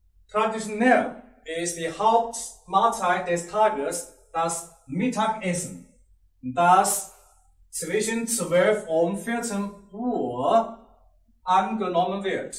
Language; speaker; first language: German; non-native, learner; Chinese